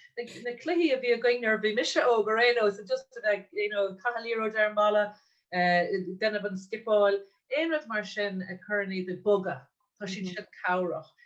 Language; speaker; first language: Irish; non-native, local second language; English